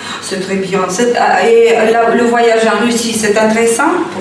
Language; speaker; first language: French; non-native, fluent; Russian